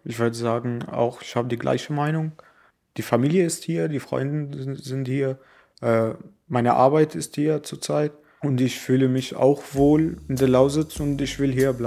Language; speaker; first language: German; non-native, learner; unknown